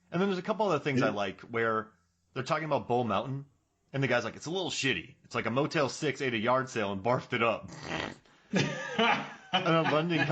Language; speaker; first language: English; native; English